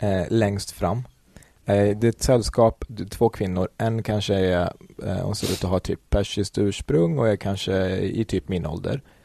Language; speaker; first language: Swedish; early bilingual, other home language; Kurdish